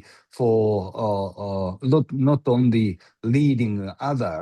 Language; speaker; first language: English; non-native, learner; Japanese